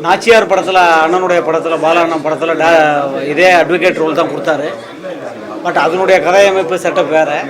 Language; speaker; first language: Tamil; native; Tamil